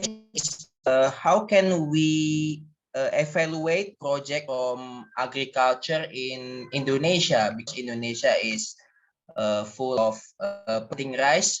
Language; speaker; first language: English; non-native, learner; Indonesian